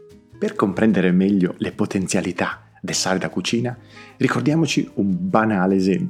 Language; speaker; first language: Italian; native; Italian